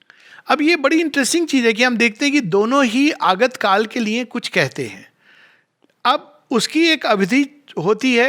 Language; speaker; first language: Hindi; native; Hindi